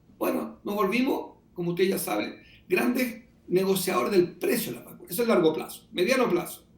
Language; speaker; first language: Spanish; native; Spanish